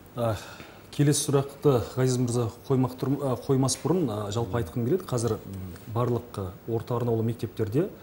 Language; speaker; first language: Kazakh; native; Kazakh